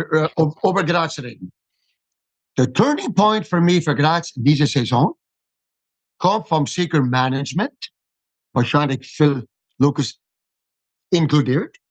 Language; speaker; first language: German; non-native, fluent; English